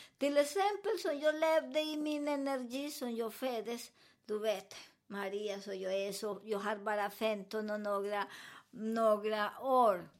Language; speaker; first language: Swedish; non-native, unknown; Spanish